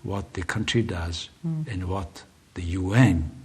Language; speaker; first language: English; non-native, fluent; Mongolian